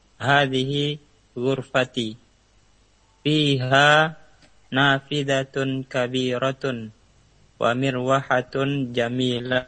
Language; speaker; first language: Arabic; non-native, learner; Indonesian